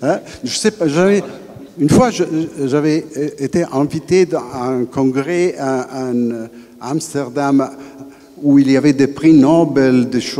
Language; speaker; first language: French; non-native, fluent; Italian